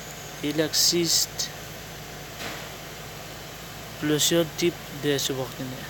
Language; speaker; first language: French; non-native, learner; Spanish